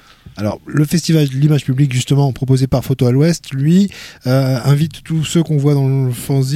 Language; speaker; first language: French; native; French